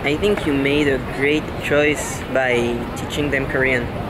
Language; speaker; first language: English; non-native, fluent; French